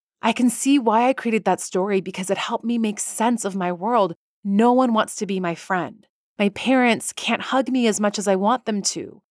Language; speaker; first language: English; early bilingual, other home language; Persian